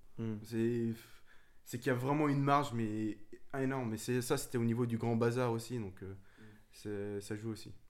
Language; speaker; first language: French; early bilingual, other home language; Arabic